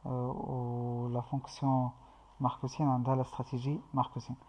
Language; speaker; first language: French; non-native, local second language; Arabic